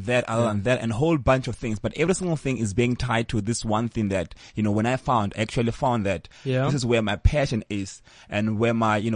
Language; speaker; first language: English; non-native, local second language; Northern Sotho